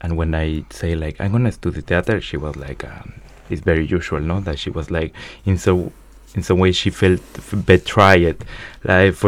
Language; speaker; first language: English; non-native, fluent; Spanish